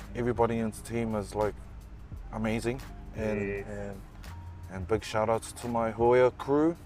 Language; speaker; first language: English; native; English